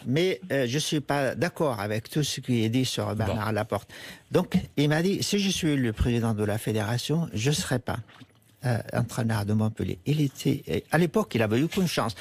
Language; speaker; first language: French; non-native, fluent; Arabic